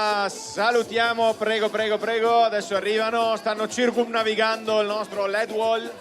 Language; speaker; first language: Italian; native; Italian